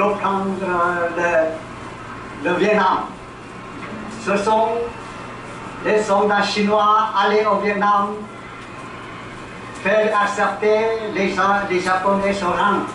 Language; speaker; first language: French; non-native, learner; Chinese